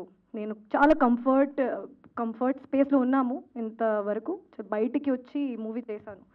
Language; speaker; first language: Telugu; non-native, learner; Hindi